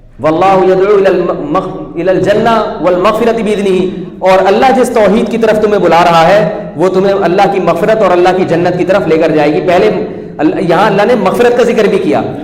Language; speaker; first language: Urdu; native; Urdu